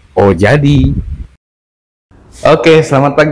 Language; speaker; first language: Indonesian; native; Indonesian